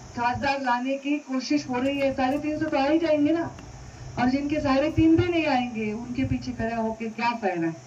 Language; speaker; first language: Hindi; non-native, local second language; Marathi